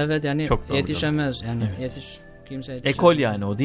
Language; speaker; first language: Turkish; non-native, learner; Albanian